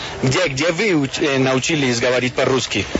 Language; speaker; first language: Russian; early bilingual, heritage; Spanish